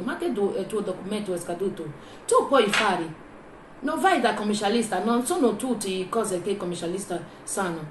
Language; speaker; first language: Italian; non-native, learner; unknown